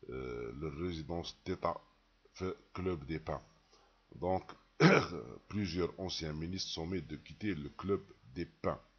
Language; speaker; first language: French; non-native, local second language; Arabic